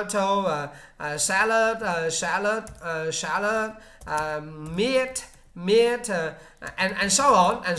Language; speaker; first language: English; non-native, learner; Vietnamese